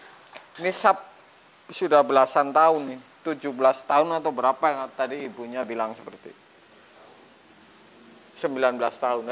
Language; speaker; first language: Indonesian; native; Indonesian